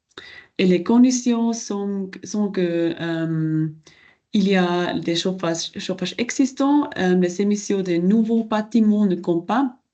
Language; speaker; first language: French; non-native, local second language; German